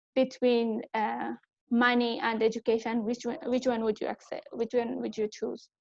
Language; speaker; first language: English; non-native, fluent; Persian